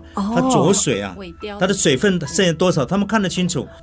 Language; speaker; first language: Chinese; native; Chinese